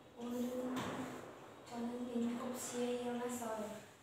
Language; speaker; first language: Korean; non-native, learner; Vietnamese